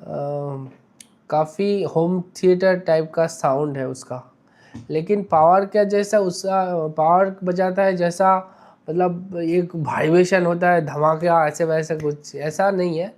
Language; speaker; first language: Hindi; non-native, local second language; Bangla